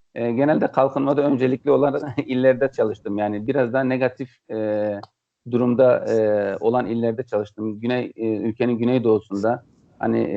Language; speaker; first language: Turkish; native; Turkish